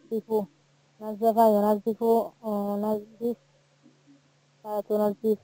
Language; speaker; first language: Arabic; non-native, learner; Bangla